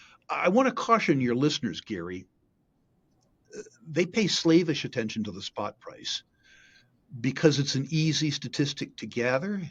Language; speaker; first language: English; native; English